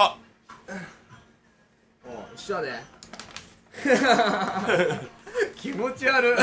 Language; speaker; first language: Japanese; native; Japanese